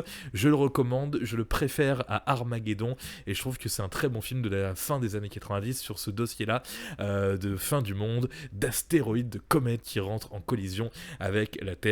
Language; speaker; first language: French; native; French